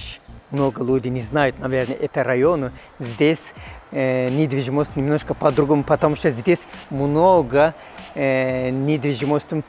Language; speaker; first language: Russian; non-native, fluent; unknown